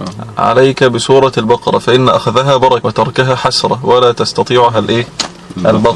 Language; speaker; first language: Arabic; native; Arabic